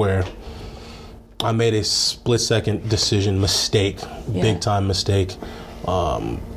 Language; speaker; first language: English; native; English